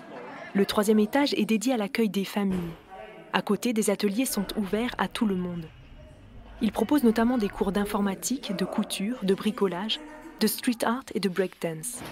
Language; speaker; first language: French; native; French